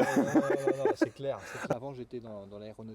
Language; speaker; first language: French; native; French